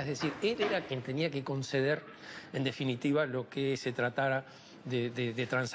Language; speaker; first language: Spanish; native; Spanish